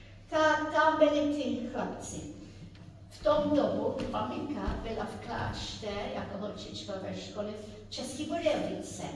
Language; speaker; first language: Czech; early bilingual, heritage; Czech